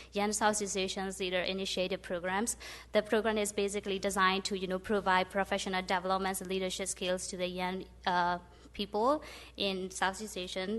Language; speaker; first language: English; non-native, fluent; Burmese